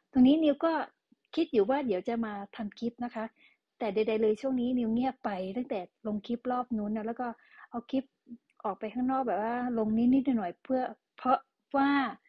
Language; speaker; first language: Thai; native; Thai